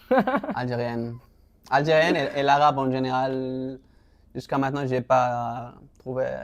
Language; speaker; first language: French; non-native, local second language; Arabic